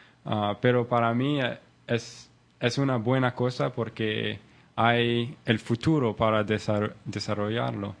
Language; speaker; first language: Spanish; non-native, learner; English